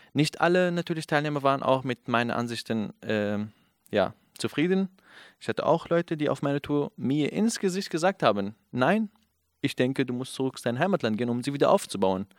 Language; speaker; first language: German; non-native, fluent; Kurdish